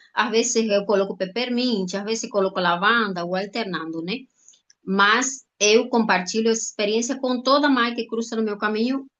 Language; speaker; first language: Portuguese; non-native, fluent; Spanish